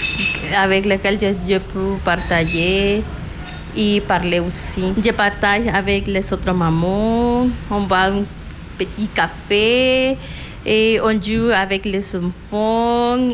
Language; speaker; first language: French; non-native, learner; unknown